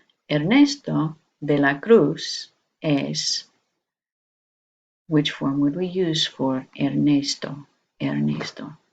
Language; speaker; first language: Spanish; non-native, fluent; English